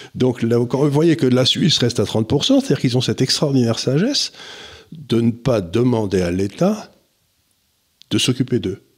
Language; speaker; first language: French; native; French